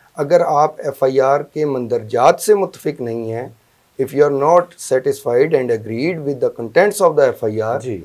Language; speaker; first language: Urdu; non-native, local second language; Punjabi